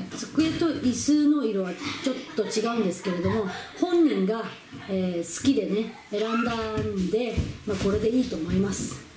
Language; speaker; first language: Japanese; non-native, fluent; Korean